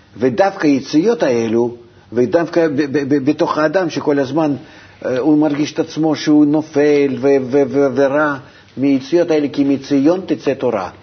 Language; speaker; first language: Hebrew; non-native, fluent; Russian